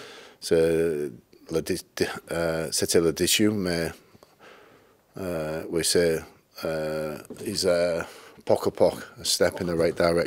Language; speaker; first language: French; non-native, learner; English